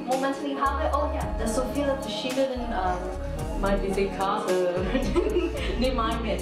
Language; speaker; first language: German; non-native, learner; Cantonese